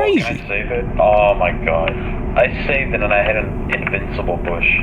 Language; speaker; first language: English; native; English